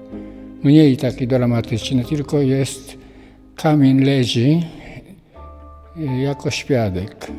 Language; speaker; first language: Polish; non-native, fluent; Japanese